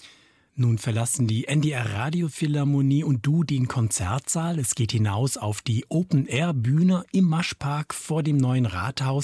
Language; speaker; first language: German; native; German